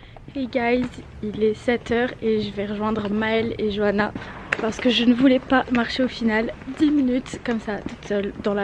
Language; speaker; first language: French; native; French